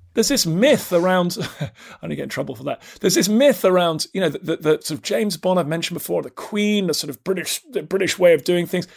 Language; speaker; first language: English; native; English